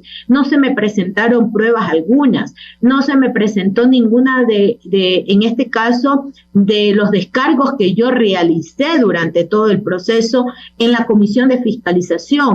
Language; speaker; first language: Spanish; native; Spanish